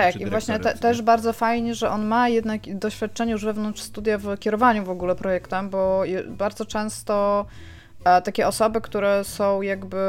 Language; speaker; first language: Polish; native; Polish